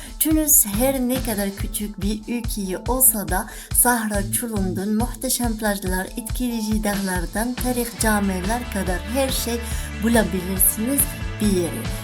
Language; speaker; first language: Turkish; non-native, learner; Arabic